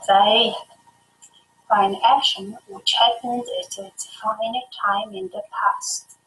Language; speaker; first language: English; non-native, fluent; Mongolian